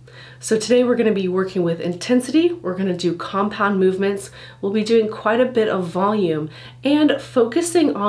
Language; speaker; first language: English; native; English